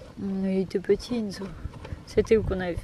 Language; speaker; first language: French; native; French